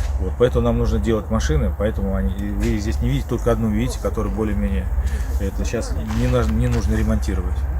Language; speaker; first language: Russian; native; Russian